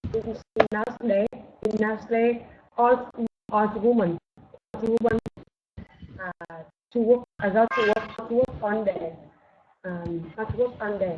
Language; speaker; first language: English; non-native, learner; Vietnamese